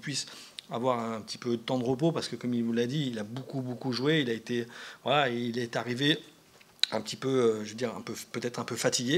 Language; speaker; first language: French; native; French